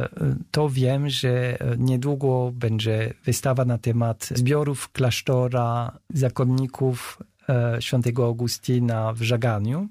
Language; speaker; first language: Polish; non-native, fluent; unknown